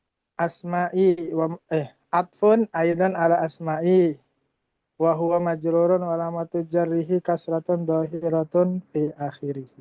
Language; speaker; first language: Arabic; non-native, learner; Indonesian